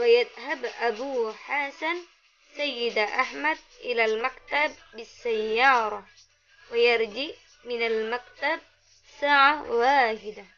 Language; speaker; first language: Arabic; non-native, learner; Indonesian